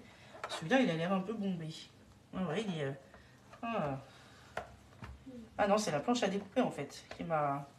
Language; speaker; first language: French; native; French